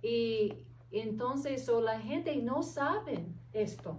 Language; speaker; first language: Spanish; non-native, fluent; English